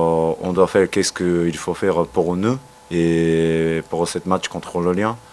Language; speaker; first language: French; non-native, learner; Japanese